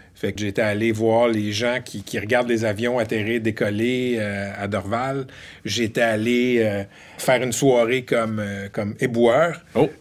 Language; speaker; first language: French; native; French